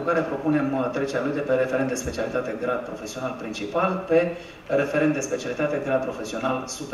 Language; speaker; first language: Romanian; native; Romanian